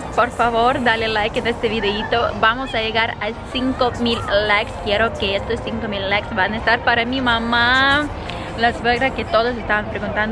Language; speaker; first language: Spanish; non-native, fluent; Russian